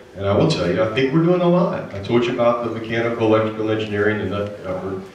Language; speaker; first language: English; native; English